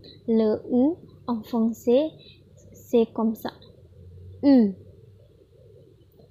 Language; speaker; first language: French; non-native, learner; Indonesian